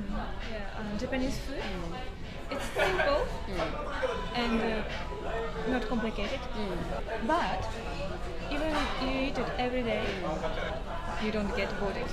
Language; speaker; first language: English; non-native, learner; Russian